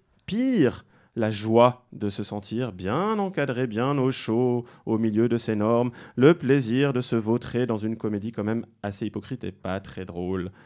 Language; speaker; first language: French; native; French